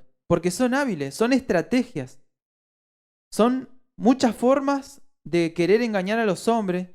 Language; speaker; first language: Spanish; native; Spanish